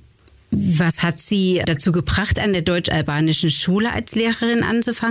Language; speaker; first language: German; native; German